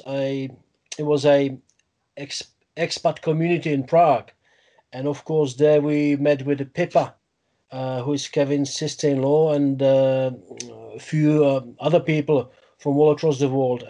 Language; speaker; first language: English; non-native, fluent; Czech